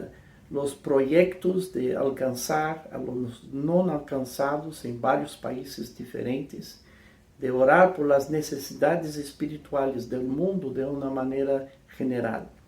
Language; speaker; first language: Spanish; non-native, fluent; English